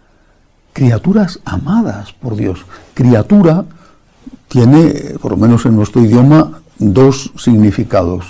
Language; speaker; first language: Spanish; native; Spanish